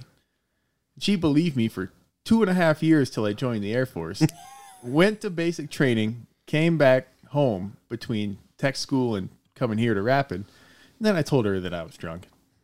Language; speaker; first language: English; native; English